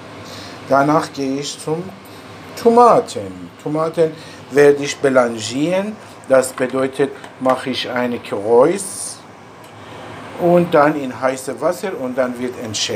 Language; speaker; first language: German; non-native, fluent; Persian